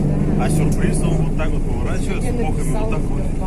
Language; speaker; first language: Russian; native; Russian